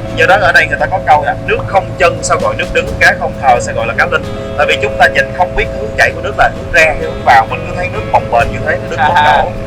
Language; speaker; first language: Vietnamese; native; Vietnamese